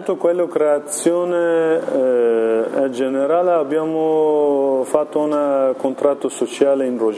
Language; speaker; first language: Italian; non-native, learner; Kurdish